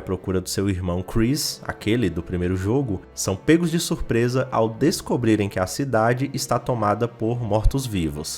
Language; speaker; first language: Portuguese; native; Portuguese